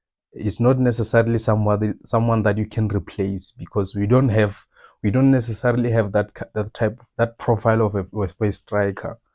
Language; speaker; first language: English; non-native, local second language; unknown